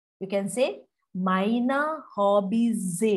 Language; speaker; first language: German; non-native, fluent; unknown